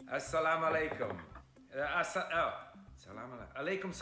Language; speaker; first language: Arabic; non-native, learner; English